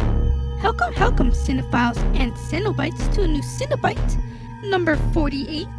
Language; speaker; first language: English; native; English